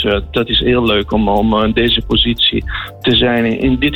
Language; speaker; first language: Dutch; non-native, fluent; Italian